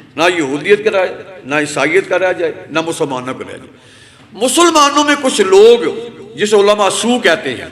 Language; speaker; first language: Urdu; non-native, local second language; Punjabi